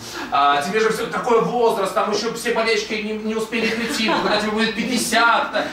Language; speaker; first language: Russian; native; Russian